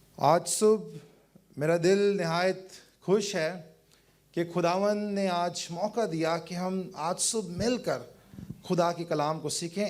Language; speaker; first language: Urdu; non-native, local second language; Punjabi